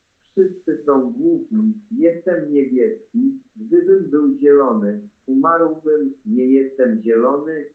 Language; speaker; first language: Polish; non-native, learner; English